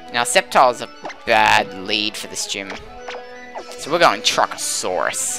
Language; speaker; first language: English; native; English